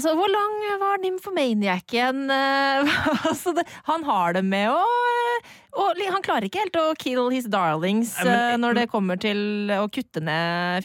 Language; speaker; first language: Norwegian; native; Norwegian